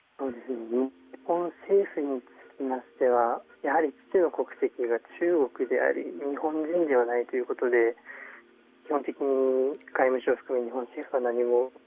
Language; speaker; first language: Japanese; early bilingual, other home language; Chinese